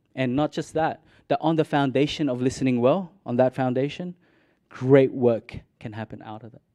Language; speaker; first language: English; non-native, local second language; Cebuano